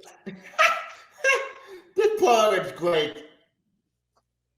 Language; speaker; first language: English; native; English